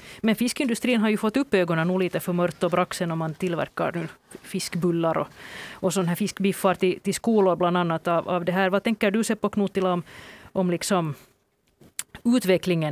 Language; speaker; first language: Swedish; native; Swedish